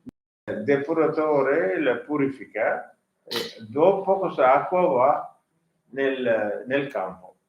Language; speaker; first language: Italian; non-native, learner; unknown